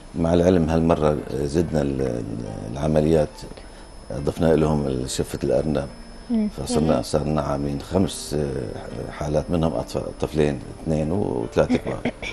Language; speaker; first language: Arabic; native; Arabic